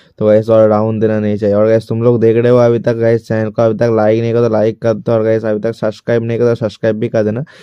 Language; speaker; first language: Hindi; non-native, local second language; Bangla